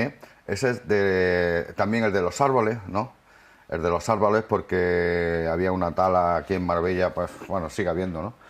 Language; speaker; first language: Spanish; native; Spanish